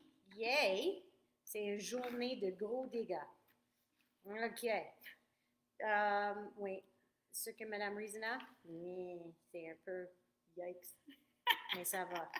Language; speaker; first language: French; non-native, fluent; English